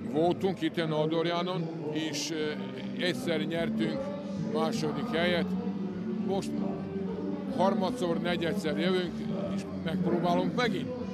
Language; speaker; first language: Hungarian; non-native, local second language; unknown